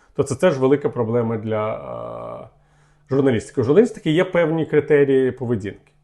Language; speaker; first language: Ukrainian; native; Ukrainian